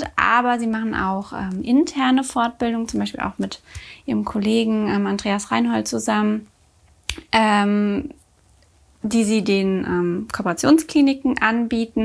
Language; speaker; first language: German; native; German